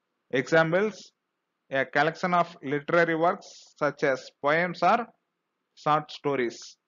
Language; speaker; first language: English; non-native, local second language; Tamil